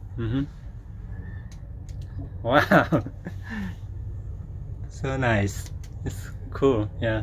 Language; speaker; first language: English; non-native, learner; Korean